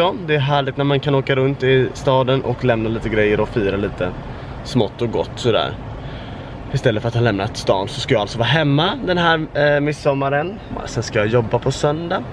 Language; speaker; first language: Swedish; native; Swedish